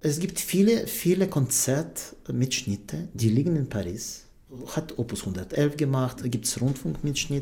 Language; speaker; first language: German; non-native, fluent; Russian